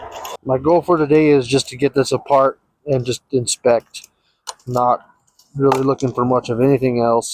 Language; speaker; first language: English; native; English